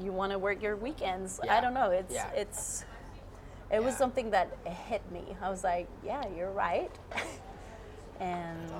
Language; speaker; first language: English; non-native, fluent; Spanish